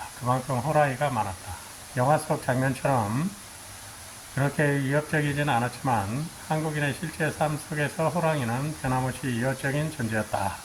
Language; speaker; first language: Korean; native; Korean